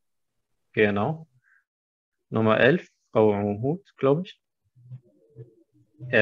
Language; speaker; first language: German; non-native, fluent; Arabic